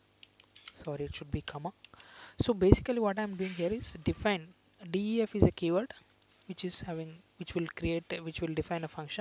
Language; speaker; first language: English; non-native, local second language; Telugu